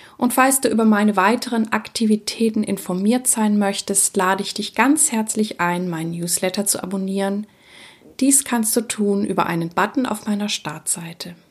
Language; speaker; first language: German; early bilingual, other home language; Czech